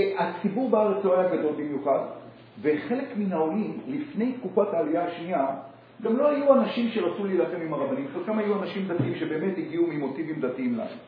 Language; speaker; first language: Hebrew; native; Hebrew